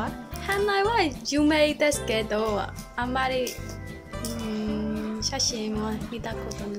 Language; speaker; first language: Japanese; non-native, learner; Burmese